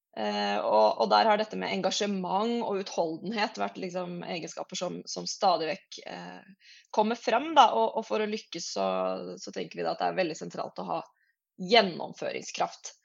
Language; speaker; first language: Norwegian; native; Norwegian